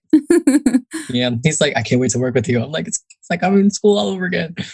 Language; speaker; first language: English; native; English